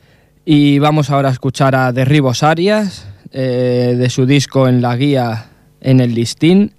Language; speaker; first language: Spanish; native; Spanish